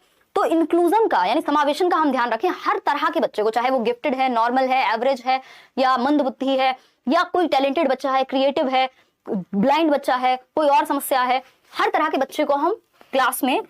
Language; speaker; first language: Hindi; native; Hindi